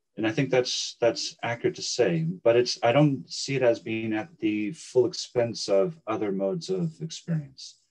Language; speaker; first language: English; native; English